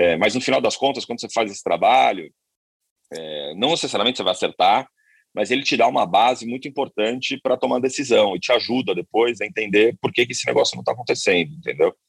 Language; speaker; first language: Portuguese; native; Portuguese